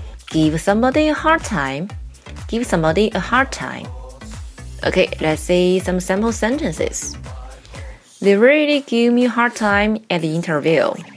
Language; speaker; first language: English; non-native, fluent; Chinese